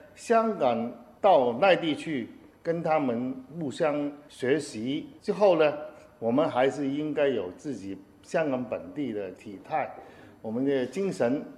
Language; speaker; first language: Chinese; non-native, fluent; Cantonese